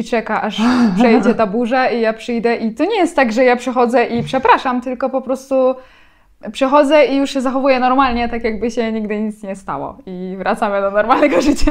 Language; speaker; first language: Polish; native; Polish